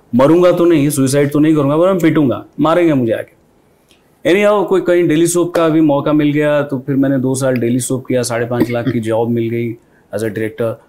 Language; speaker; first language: Hindi; non-native, local second language; Odia